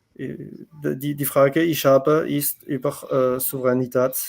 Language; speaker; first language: German; non-native, learner; French